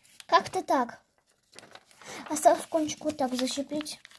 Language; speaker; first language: Russian; native; Russian